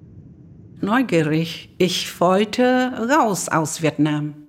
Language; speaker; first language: German; non-native, learner; Vietnamese